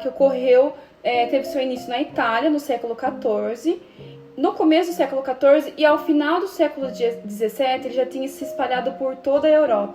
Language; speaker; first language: Portuguese; native; Portuguese